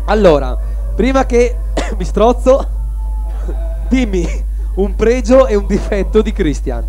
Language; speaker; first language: Italian; native; Italian